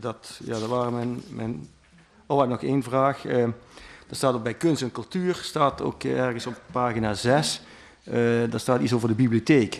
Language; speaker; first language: Dutch; native; Dutch